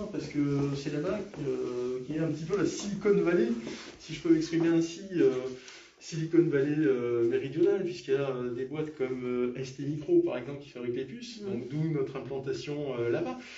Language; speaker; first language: French; native; French